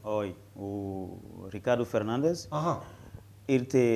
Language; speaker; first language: Greek; non-native, learner; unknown